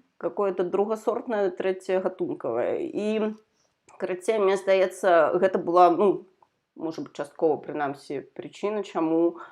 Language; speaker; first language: Belarusian; non-native, local second language; Russian